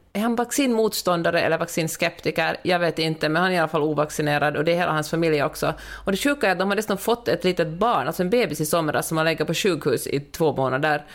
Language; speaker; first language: Swedish; native; Swedish